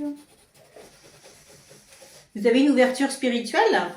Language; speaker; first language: French; native; French